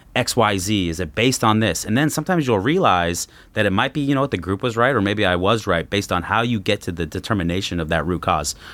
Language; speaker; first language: English; native; English